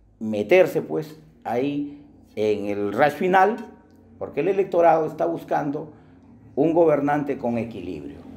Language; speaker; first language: Spanish; native; Spanish